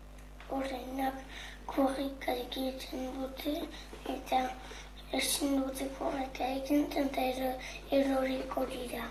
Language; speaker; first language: Basque; non-native, local second language; French